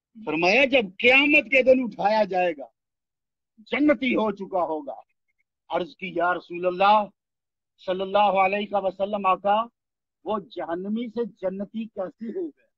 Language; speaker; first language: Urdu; non-native, local second language; Punjabi